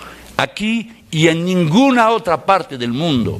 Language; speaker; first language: Spanish; non-native, fluent; French